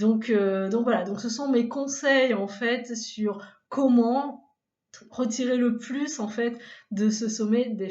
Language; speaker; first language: French; native; French